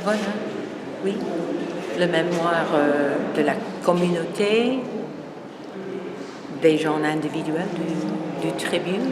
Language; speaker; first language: French; non-native, fluent; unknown